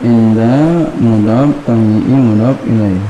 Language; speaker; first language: Arabic; non-native, fluent; Indonesian